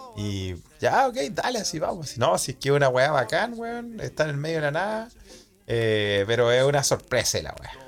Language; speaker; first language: Spanish; native; Spanish